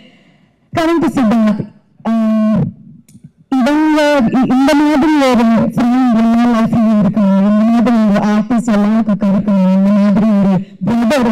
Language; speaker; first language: Tamil; non-native, learner; English